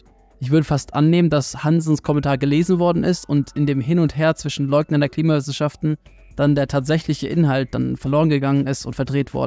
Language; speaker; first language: German; native; German